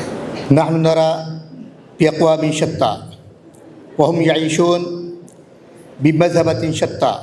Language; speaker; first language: Arabic; non-native, learner; Urdu